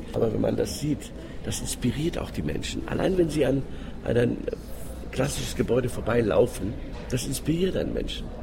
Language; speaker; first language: German; non-native, fluent; Greek